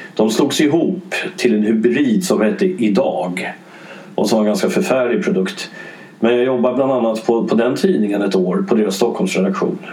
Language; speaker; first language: Swedish; early bilingual, other home language; English